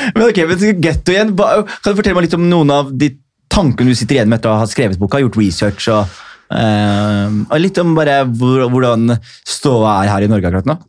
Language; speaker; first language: Norwegian; early bilingual, other home language; Somali